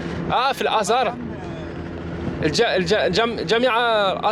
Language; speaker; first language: Arabic; non-native, learner; French